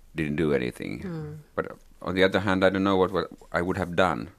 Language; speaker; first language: English; non-native, fluent; Finnish